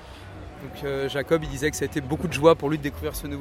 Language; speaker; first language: French; native; French